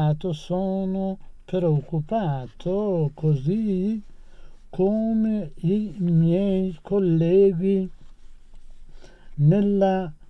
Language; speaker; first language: Italian; non-native, fluent; Persian